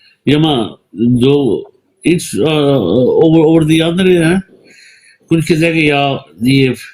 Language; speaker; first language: Dutch; non-native, fluent; Punjabi